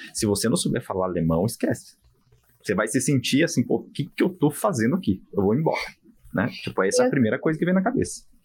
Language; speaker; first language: Portuguese; native; Portuguese